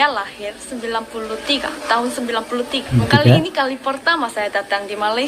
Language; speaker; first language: Indonesian; non-native, learner; Chinese